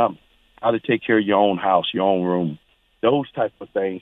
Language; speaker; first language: English; native; English